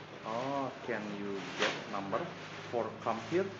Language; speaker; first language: English; non-native, learner; Indonesian